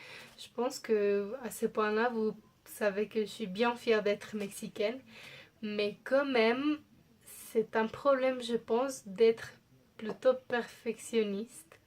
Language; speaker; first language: French; non-native, fluent; Spanish